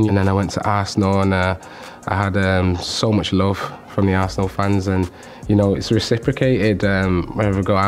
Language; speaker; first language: English; native; English